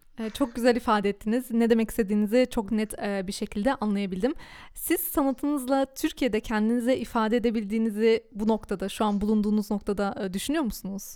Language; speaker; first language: Turkish; early bilingual, heritage; Turkish